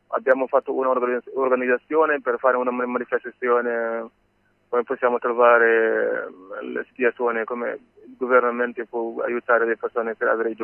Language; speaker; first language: Italian; non-native, learner; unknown